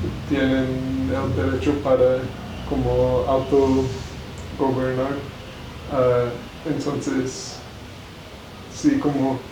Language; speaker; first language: Spanish; non-native, learner; English